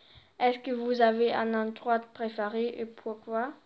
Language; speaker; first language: French; non-native, learner; German